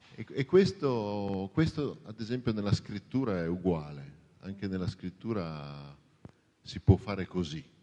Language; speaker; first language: Italian; native; Italian